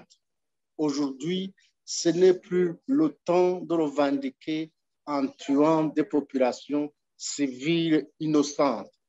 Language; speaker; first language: French; non-native, local second language; Rundi